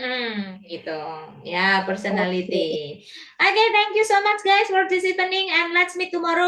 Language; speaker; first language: English; non-native, learner; Indonesian